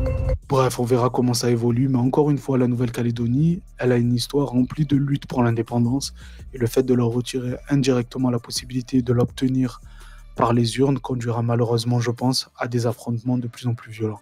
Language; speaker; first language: French; native; French